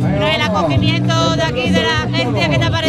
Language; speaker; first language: Spanish; native; Spanish